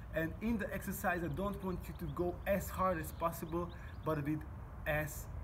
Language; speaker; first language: English; non-native, fluent; Slovak